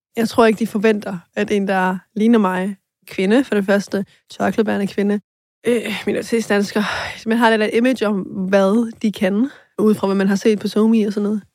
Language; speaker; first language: Danish; early bilingual, other home language; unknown